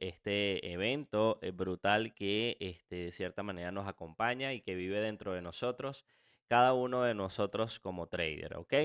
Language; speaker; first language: Spanish; native; Spanish